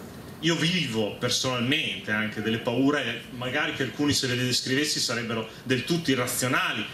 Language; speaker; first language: Italian; native; Italian